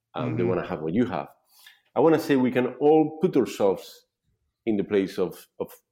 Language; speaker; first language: English; non-native, fluent; Spanish